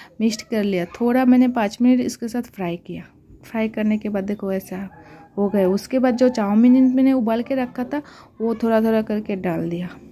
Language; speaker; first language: Hindi; non-native, local second language; Bangla